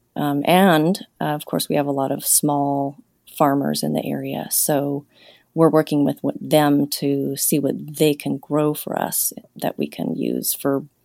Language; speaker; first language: English; native; English